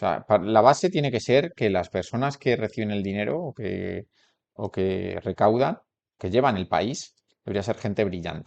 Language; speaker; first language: Spanish; native; Spanish